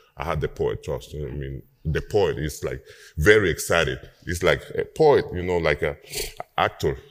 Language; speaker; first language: English; non-native, fluent; Spanish